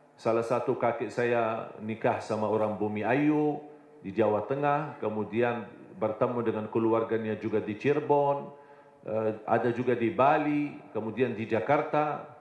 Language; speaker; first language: Indonesian; non-native, fluent; Arabic